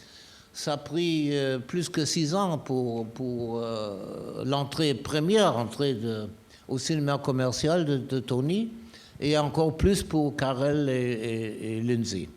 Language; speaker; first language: French; non-native, fluent; German